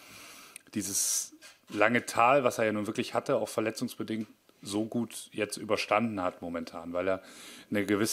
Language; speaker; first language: German; native; German